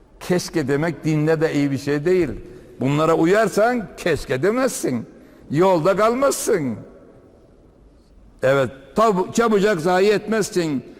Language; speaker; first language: Turkish; native; Turkish